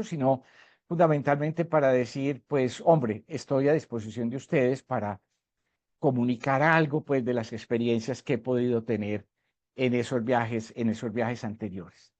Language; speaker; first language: Spanish; native; Spanish